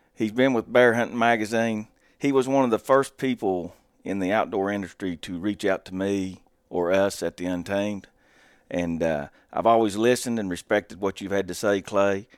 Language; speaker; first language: English; native; English